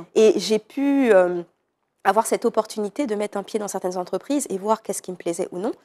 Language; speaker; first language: French; native; French